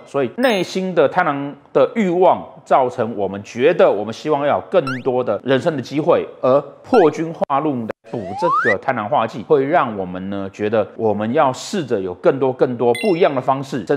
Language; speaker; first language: Chinese; native; Chinese